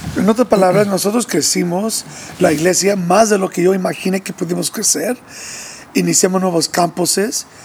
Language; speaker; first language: Spanish; early bilingual, heritage; English